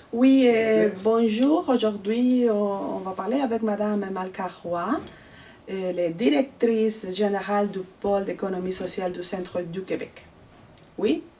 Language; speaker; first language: French; non-native, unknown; Spanish